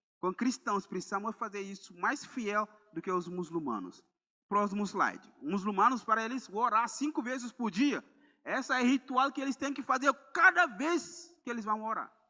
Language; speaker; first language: Portuguese; non-native, fluent; Mandingo